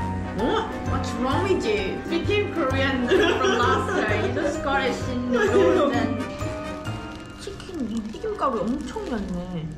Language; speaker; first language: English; non-native, learner; Korean